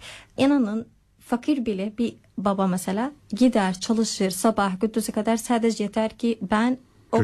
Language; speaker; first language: Turkish; non-native, fluent; Arabic